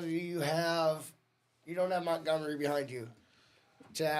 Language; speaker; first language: English; native; English